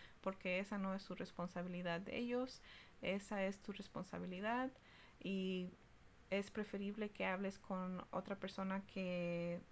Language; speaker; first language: Spanish; early bilingual, heritage; Spanish